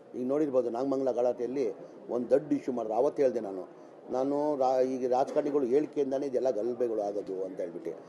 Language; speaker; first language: Kannada; non-native, local second language; Urdu